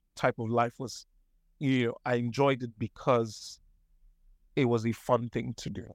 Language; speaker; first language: English; non-native, local second language; Yoruba